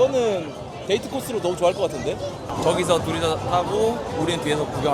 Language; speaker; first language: Korean; native; Korean